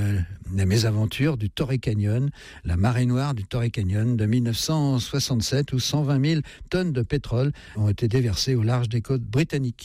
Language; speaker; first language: French; native; French